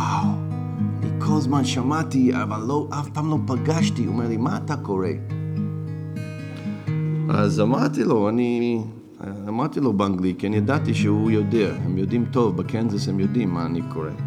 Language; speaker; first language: Hebrew; non-native, fluent; English